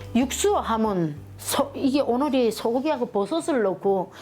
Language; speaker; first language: Korean; native; Korean